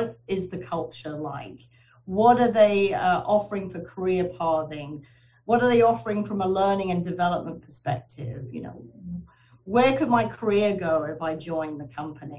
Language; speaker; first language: English; native; English